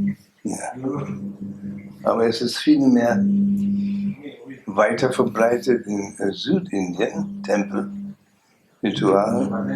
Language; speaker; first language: German; non-native, learner; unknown